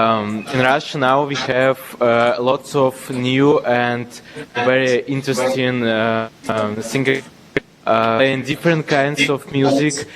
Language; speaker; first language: English; non-native, learner; Russian